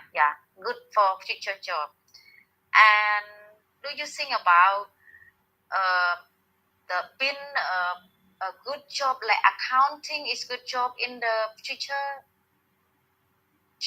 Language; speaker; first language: English; non-native, learner; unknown